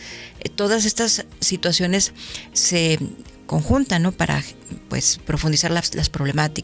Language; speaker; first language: Spanish; native; Spanish